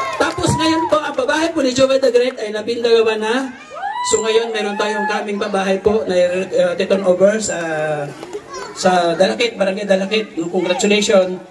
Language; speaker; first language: Filipino; native; Filipino